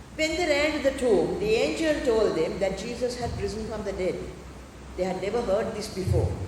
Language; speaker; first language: English; non-native, local second language; Sinhala